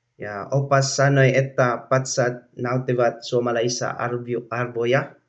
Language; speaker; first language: Finnish; non-native, learner; Cebuano